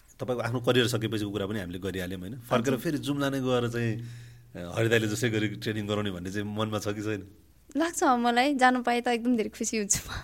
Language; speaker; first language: Nepali; native; Nepali